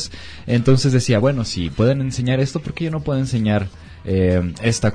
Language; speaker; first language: Spanish; native; Spanish